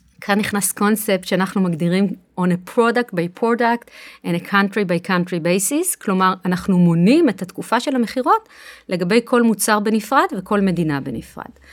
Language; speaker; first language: Hebrew; native; Hebrew